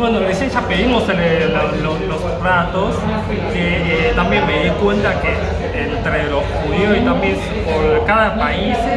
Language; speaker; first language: Spanish; non-native, learner; Chinese